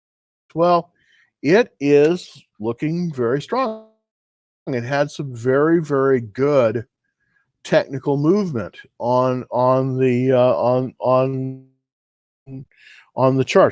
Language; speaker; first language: English; native; English